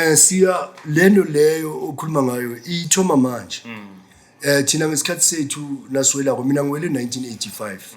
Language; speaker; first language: Zulu; non-native, local second language; South Ndebele